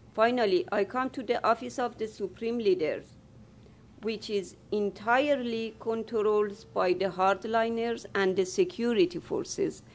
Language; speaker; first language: English; non-native, fluent; Persian